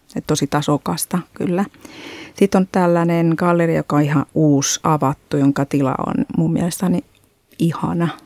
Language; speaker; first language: Finnish; non-native, fluent; Spanish